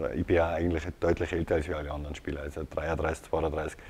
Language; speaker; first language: German; native; German